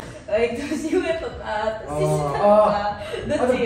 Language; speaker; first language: Japanese; non-native, learner; Indonesian